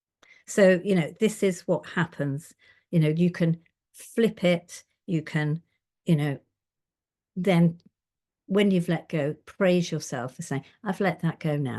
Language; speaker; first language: English; native; English